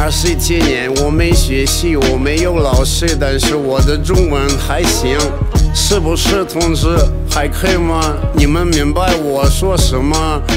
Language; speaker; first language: Chinese; non-native, learner; Russian